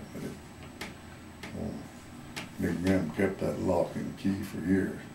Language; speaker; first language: English; native; English